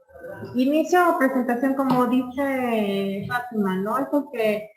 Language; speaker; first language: Spanish; native; Spanish